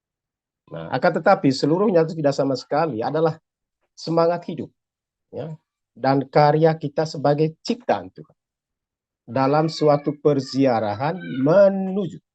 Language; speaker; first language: Indonesian; native; Indonesian